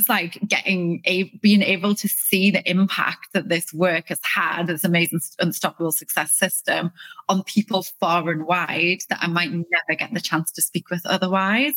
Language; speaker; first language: English; native; English